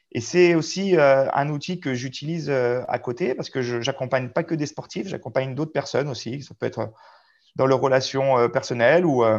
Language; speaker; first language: French; native; French